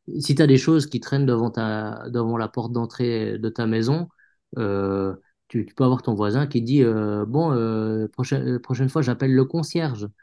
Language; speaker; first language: French; native; French